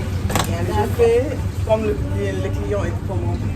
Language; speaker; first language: French; non-native, local second language; Arabic